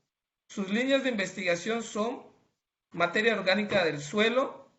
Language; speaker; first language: Spanish; native; Spanish